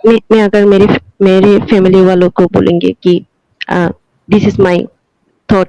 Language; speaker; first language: Hindi; non-native, local second language; Bangla